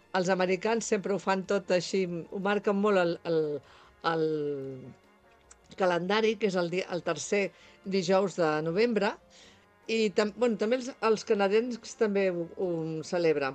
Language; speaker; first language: Catalan; native; Catalan